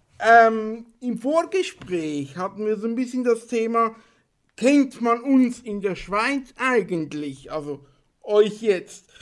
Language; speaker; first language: German; native; German